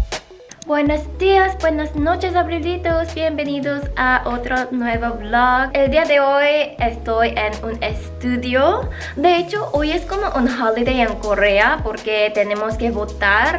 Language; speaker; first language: Spanish; non-native, learner; Korean